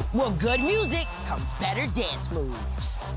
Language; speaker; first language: English; native; English